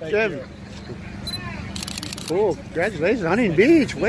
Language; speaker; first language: English; native; English